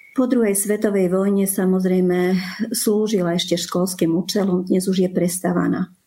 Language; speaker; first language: Slovak; native; Slovak